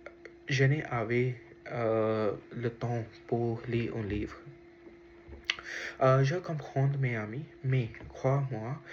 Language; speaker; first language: French; non-native, learner; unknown